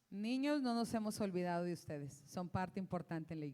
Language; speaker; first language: Spanish; native; Spanish